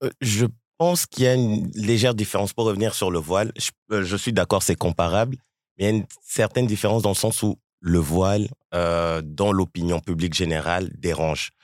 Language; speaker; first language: French; early bilingual, other home language; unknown